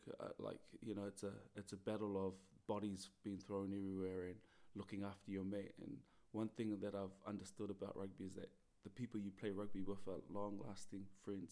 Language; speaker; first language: English; native; English